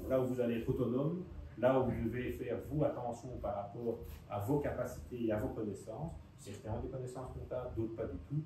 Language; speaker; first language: French; native; French